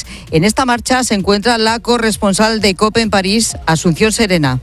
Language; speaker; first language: Spanish; native; Spanish